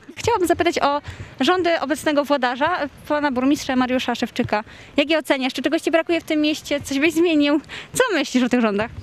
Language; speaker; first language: Polish; native; Polish